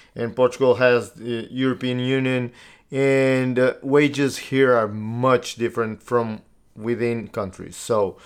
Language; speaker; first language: English; non-native, fluent; Portuguese